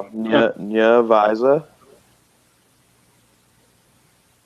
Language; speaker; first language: Albanian; non-native, learner; English